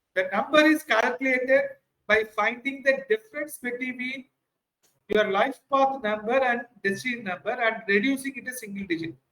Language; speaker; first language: English; non-native, local second language; Tamil